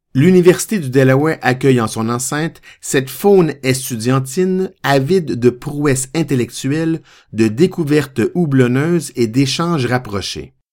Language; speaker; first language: French; native; French